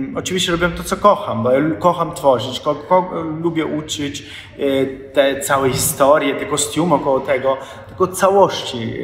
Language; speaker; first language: Polish; non-native, fluent; Italian